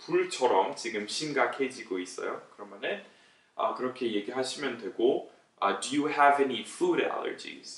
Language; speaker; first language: Korean; non-native, fluent; English